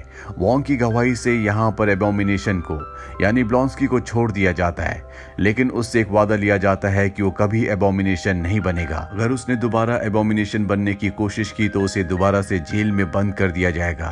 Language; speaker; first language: Hindi; native; Hindi